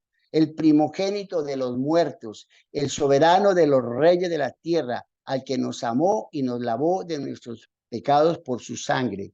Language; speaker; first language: Spanish; native; Spanish